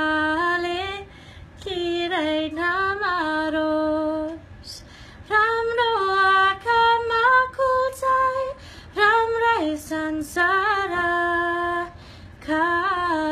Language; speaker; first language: Nepali; non-native, learner; English